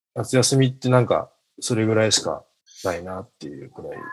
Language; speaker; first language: Japanese; native; Japanese